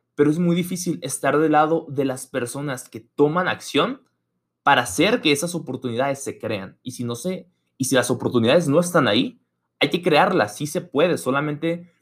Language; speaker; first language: Spanish; native; Spanish